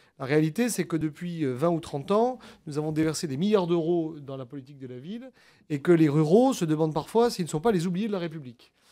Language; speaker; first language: French; native; French